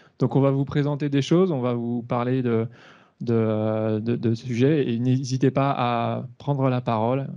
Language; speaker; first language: French; native; French